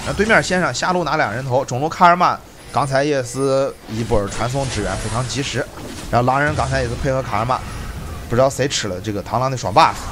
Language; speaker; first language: Chinese; native; Chinese